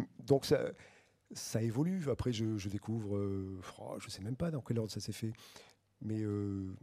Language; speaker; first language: French; native; French